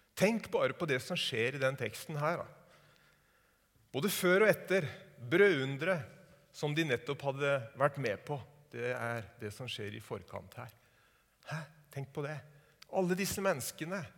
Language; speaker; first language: Norwegian; native; Norwegian